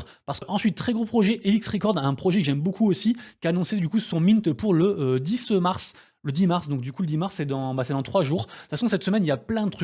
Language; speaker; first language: French; native; French